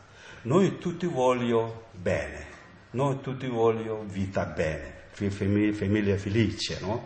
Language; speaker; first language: Italian; non-native, learner; Tibetan